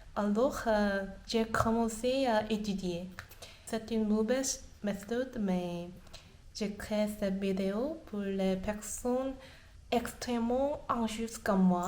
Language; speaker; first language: French; non-native, learner; Korean